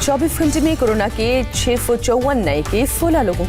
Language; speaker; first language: Hindi; native; Hindi